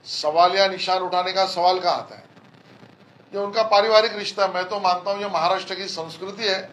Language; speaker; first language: Hindi; non-native, local second language; Marathi